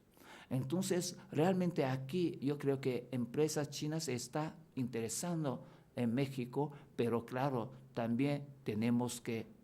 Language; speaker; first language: Spanish; non-native, fluent; Chinese